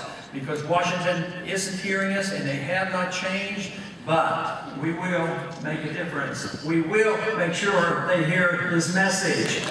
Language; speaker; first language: English; native; English